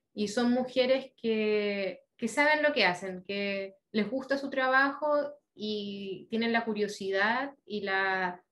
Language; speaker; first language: Spanish; native; Spanish